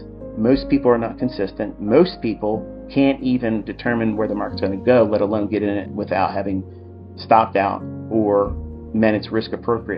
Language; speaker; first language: English; native; English